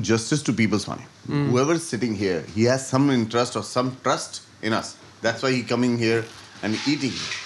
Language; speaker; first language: English; non-native, local second language; Hindi